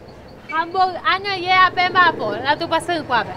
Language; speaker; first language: Spanish; native; Spanish